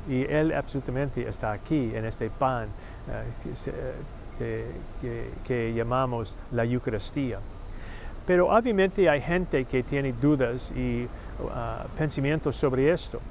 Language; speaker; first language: Spanish; non-native, learner; English